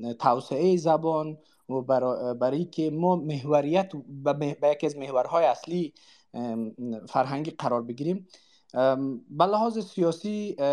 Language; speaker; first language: Persian; non-native, local second language; Uzbek